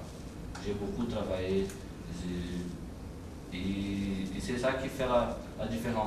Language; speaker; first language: French; non-native, learner; Portuguese